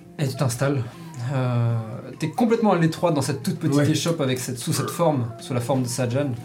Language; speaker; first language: French; native; French